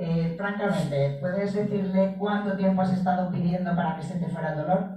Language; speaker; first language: Spanish; native; Spanish